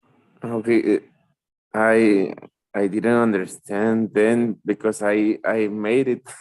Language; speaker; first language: English; non-native, learner; Spanish